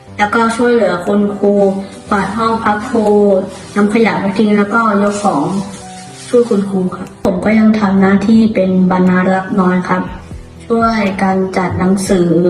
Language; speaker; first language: Thai; native; Thai